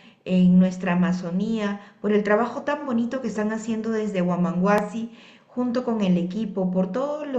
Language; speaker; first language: Spanish; native; Spanish